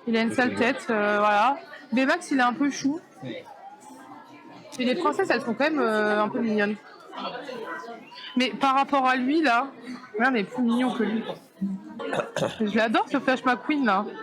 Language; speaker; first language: French; native; French